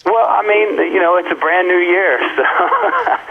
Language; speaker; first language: English; native; English